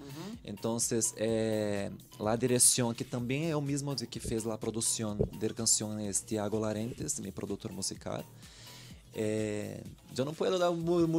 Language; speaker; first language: Spanish; non-native, learner; Portuguese